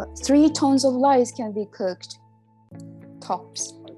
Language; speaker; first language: English; non-native, fluent; Japanese